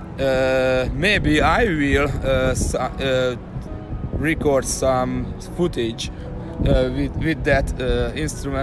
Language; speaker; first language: English; non-native, learner; Hungarian